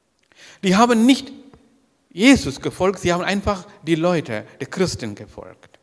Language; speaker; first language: German; non-native, learner; Sinhala